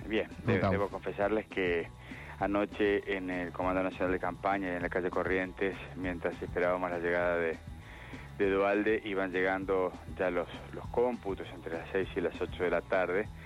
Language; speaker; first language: Spanish; native; Spanish